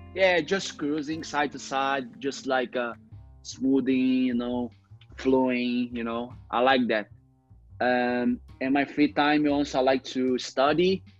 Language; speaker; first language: English; non-native, learner; Portuguese